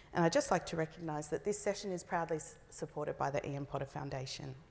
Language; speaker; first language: English; native; English